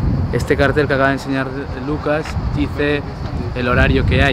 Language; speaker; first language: Spanish; native; Spanish